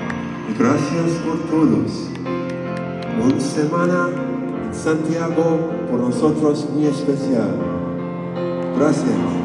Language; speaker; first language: Spanish; non-native, learner; English